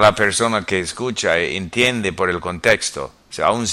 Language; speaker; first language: Spanish; non-native, fluent; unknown